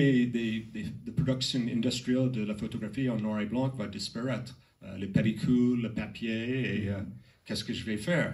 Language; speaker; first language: French; non-native, learner; English